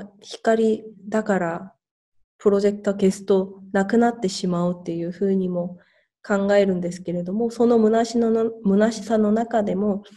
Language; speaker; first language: Japanese; non-native, fluent; Korean